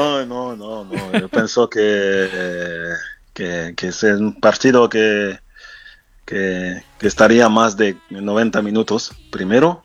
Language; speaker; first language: Spanish; non-native, fluent; French